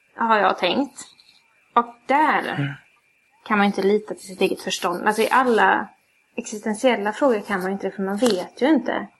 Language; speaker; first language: Swedish; native; Swedish